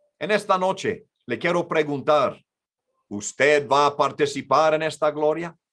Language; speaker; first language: Spanish; non-native, fluent; English